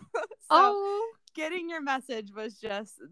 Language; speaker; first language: English; native; English